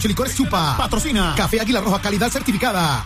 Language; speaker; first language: Spanish; native; Spanish